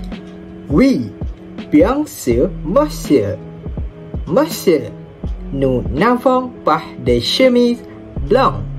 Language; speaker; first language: French; non-native, learner; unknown